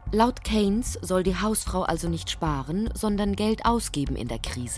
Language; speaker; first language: German; native; German